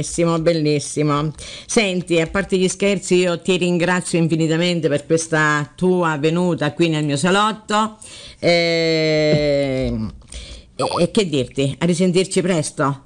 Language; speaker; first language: Italian; native; Italian